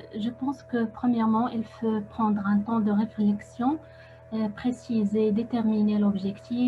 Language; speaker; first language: French; non-native, local second language; Arabic